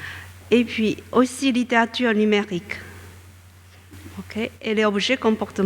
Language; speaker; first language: French; non-native, fluent; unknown